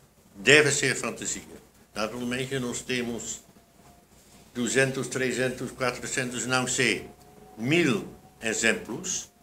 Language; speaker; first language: Portuguese; non-native, fluent; Dutch